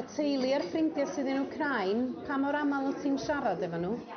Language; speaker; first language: Welsh; native; Welsh